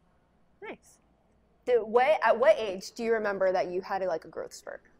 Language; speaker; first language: English; native; English